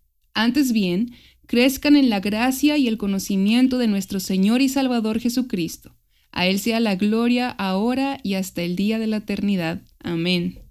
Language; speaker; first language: Spanish; native; Spanish